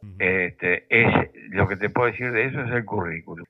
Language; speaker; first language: Spanish; native; Spanish